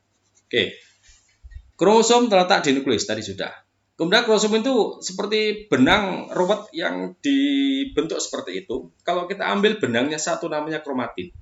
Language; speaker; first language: Indonesian; native; Indonesian